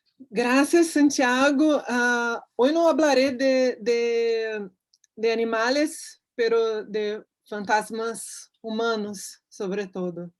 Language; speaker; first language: Spanish; non-native, learner; Portuguese